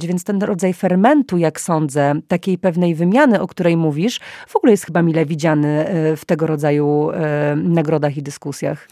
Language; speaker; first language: Polish; native; Polish